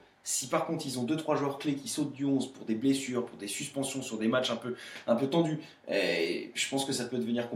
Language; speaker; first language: French; native; French